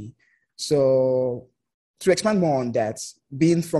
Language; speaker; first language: English; non-native, local second language; Yoruba